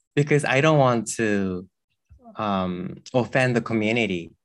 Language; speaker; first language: English; non-native, fluent; Japanese